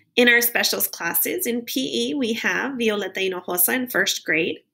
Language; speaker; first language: English; native; English